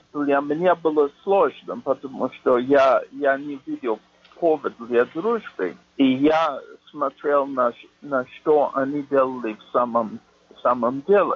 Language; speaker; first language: Russian; non-native, fluent; English